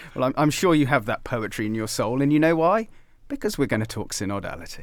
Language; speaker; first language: English; native; English